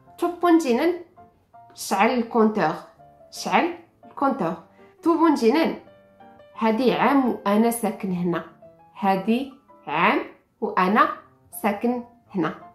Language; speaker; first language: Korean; non-native, fluent; Arabic